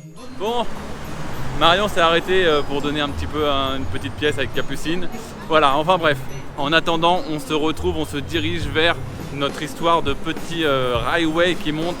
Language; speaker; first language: French; native; French